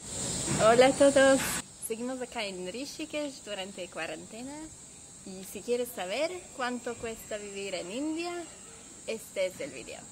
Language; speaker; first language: Spanish; non-native, fluent; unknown